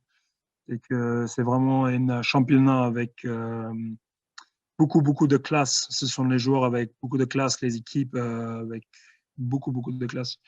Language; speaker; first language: French; non-native, fluent; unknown